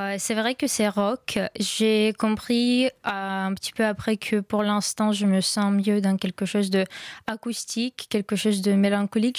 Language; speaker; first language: French; non-native, fluent; Ukrainian